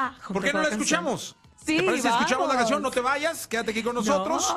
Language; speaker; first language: Spanish; native; Spanish